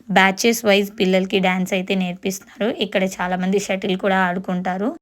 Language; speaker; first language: Telugu; non-native, local second language; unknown